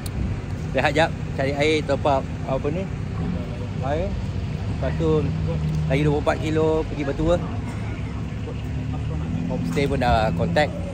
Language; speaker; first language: Malay; native; Malay